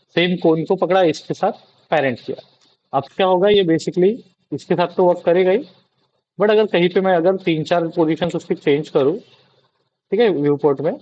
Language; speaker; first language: Hindi; non-native, local second language; Marathi